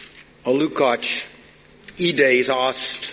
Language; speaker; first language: Hungarian; non-native, fluent; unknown